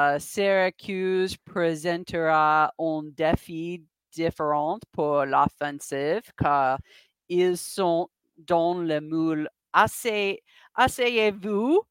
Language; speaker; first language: French; non-native, learner; English